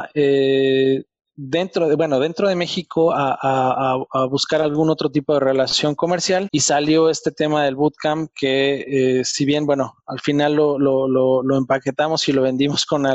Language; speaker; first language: Spanish; native; Spanish